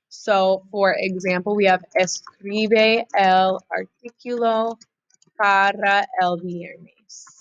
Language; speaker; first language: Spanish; non-native, fluent; English